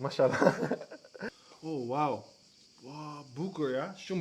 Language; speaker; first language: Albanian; non-native, learner; Japanese